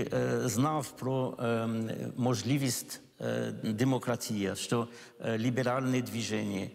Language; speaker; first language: Ukrainian; non-native, learner; French